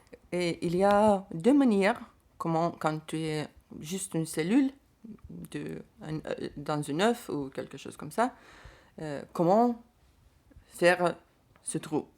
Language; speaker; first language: French; non-native, learner; Lithuanian